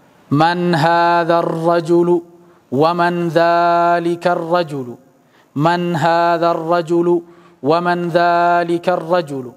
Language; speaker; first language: Arabic; non-native, fluent; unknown